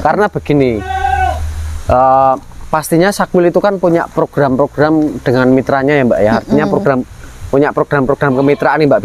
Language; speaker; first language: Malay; non-native, local second language; Javanese